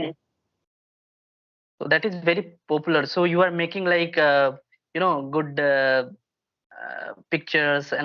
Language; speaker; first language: English; non-native, local second language; Hindi